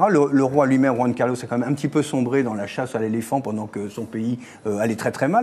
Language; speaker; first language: French; native; French